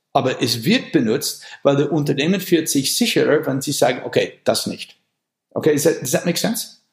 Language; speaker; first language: German; non-native, fluent; English